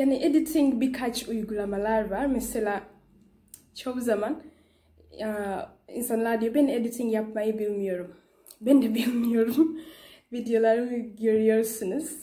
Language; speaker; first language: Turkish; non-native, learner; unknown